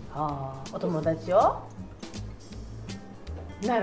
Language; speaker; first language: Japanese; native; Japanese